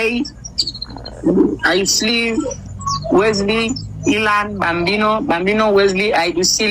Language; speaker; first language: English; non-native, learner; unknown